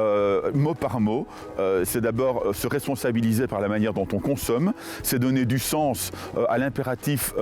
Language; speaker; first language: French; native; French